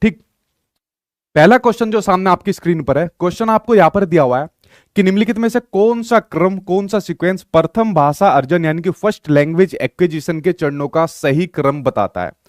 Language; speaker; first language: Hindi; native; Hindi